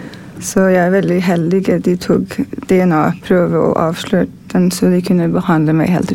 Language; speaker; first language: Norwegian; non-native, fluent; English